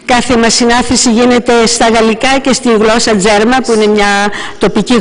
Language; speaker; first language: Greek; native; Greek